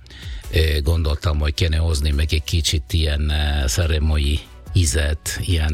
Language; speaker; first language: Hungarian; non-native, fluent; Italian